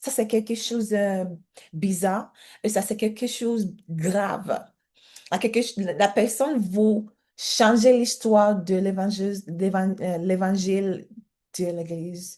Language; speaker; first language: French; non-native, learner; English